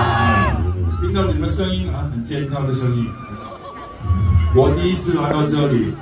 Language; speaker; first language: Chinese; non-native, local second language; Cantonese